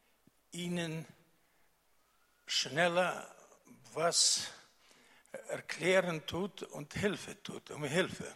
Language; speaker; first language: German; non-native, fluent; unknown